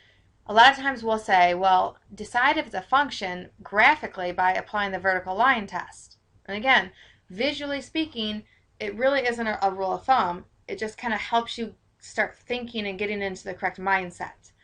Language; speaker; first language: English; native; English